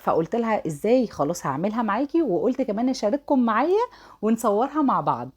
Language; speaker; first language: Arabic; native; Arabic